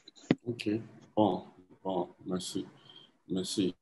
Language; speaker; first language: French; non-native, learner; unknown